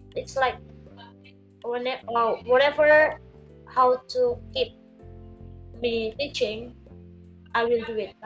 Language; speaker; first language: English; non-native, learner; Indonesian